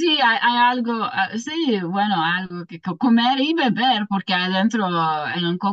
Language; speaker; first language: Spanish; non-native, learner; English